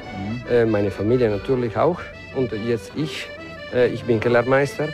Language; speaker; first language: German; non-native, learner; Italian